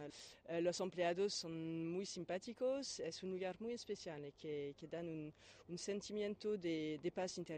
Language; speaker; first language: Spanish; non-native, fluent; French